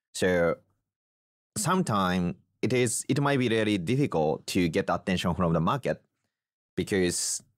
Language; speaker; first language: English; non-native, fluent; Japanese